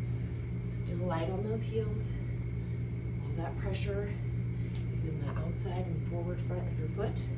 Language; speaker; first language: English; native; English